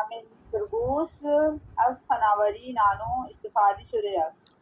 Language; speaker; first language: Persian; non-native, learner; Urdu